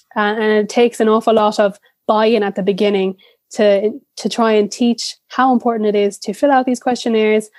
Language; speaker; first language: English; native; English